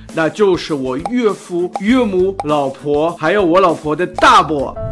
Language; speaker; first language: Chinese; non-native, fluent; German